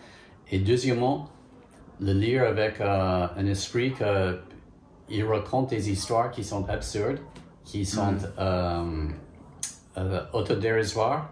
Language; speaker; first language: French; non-native, fluent; English